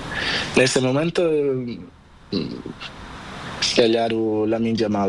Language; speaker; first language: Spanish; non-native, learner; Portuguese